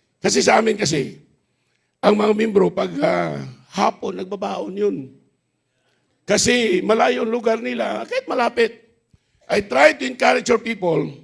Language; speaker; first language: Filipino; non-native, local second language; Hiligaynon